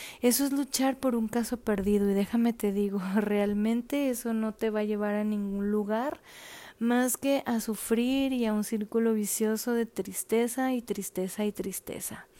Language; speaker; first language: Spanish; native; Spanish